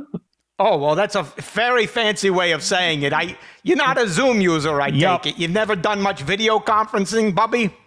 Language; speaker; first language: English; native; English